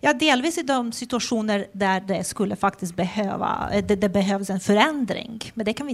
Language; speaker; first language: Swedish; non-native, fluent; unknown